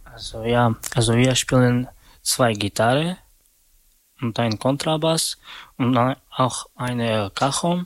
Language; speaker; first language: German; non-native, learner; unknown